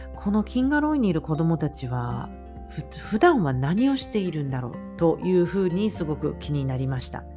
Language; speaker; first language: Japanese; native; Japanese